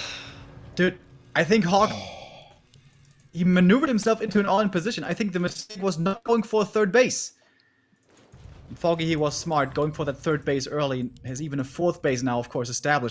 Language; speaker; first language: English; non-native, fluent; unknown